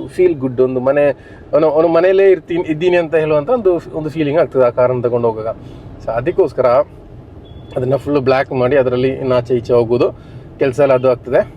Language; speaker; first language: Kannada; non-native, local second language; Malayalam